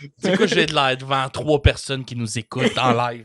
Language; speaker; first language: French; native; French